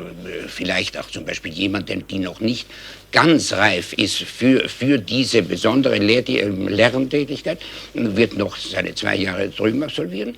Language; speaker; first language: German; native; German